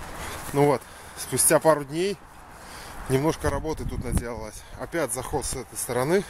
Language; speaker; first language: Russian; native; Russian